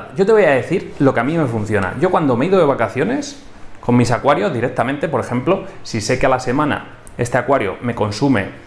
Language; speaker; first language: Spanish; native; Spanish